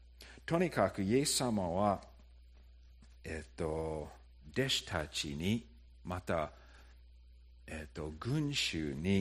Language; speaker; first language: Japanese; non-native, fluent; English